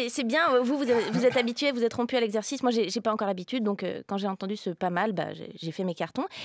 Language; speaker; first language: French; native; French